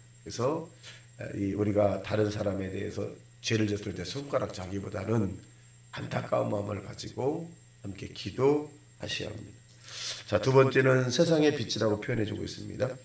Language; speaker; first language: Korean; native; Korean